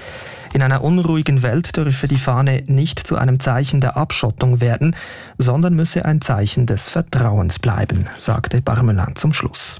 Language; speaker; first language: German; native; German